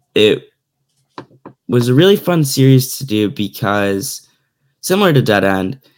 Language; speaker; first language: English; native; English